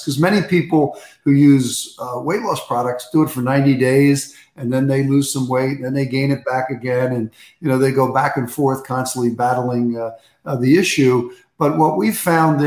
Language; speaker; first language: English; native; English